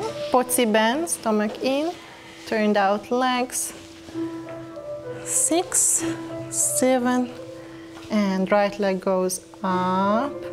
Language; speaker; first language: English; non-native, fluent; Hungarian